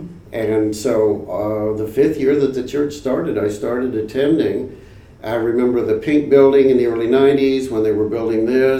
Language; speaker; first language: English; native; English